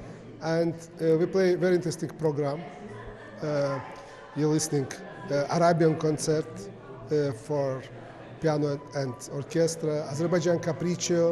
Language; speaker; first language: English; non-native, learner; Azerbaijani